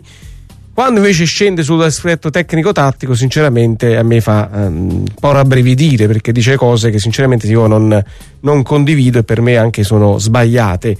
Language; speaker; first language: Italian; native; Italian